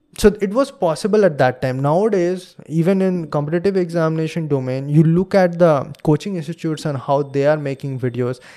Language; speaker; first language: English; non-native, local second language; Hindi